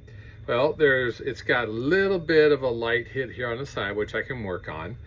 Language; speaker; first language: English; native; English